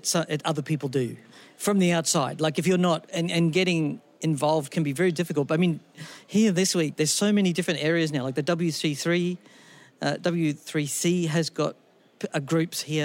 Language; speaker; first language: English; native; English